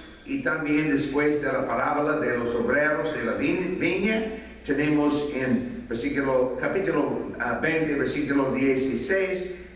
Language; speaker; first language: Spanish; non-native, fluent; English